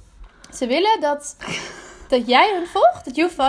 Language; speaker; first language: Dutch; native; Dutch